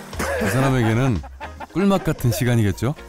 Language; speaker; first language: Korean; native; Korean